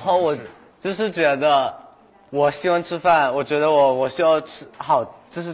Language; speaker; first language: Chinese; non-native, fluent; Thai